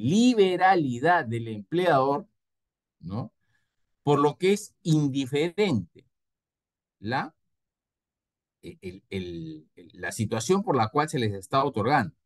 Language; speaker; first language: Spanish; native; Spanish